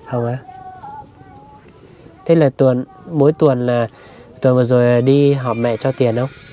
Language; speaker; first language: Vietnamese; non-native, local second language; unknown